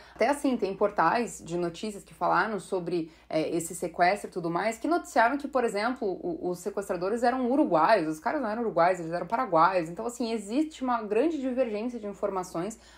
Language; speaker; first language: Portuguese; native; Portuguese